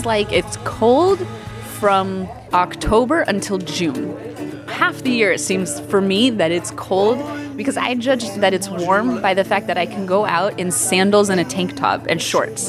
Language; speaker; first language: English; native; English